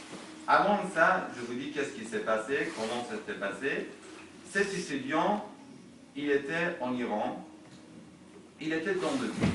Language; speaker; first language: French; non-native, fluent; Arabic